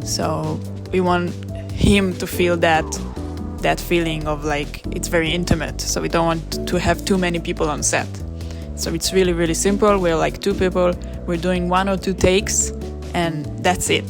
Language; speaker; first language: English; non-native, fluent; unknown